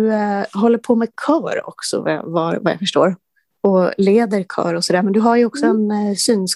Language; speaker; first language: Swedish; native; Swedish